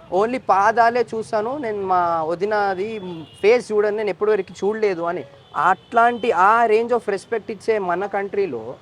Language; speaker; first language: Telugu; native; Telugu